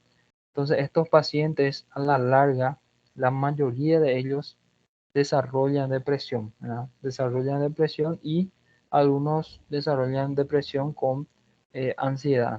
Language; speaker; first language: Spanish; non-native, fluent; Portuguese